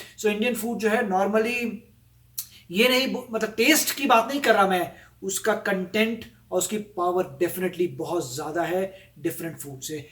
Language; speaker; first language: Hindi; native; Hindi